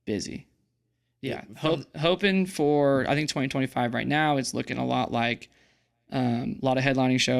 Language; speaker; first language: English; native; English